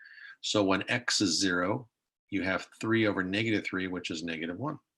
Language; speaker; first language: English; native; English